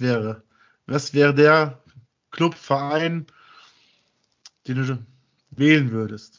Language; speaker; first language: German; native; German